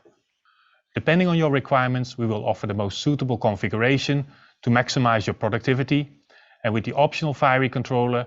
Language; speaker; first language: English; non-native, fluent; Dutch